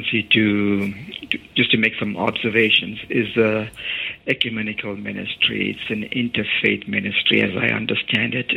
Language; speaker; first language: English; non-native, local second language; Malayalam